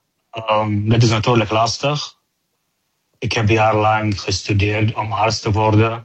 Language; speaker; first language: Dutch; non-native, learner; Arabic